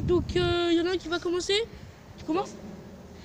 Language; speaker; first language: French; native; French